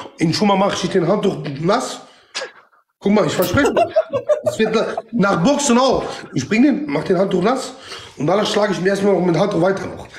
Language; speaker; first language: German; non-native, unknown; Kurdish